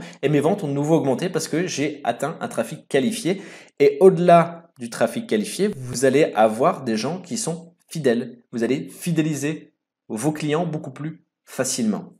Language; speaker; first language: French; native; French